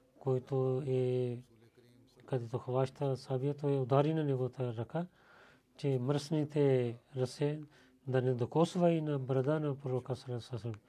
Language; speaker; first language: Bulgarian; non-native, learner; Urdu